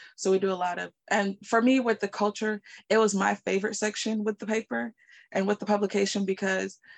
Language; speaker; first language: English; native; English